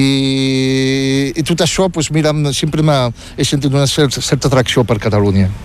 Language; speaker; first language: Catalan; non-native, fluent; Riffian